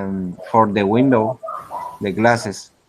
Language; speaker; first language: English; non-native, learner; Spanish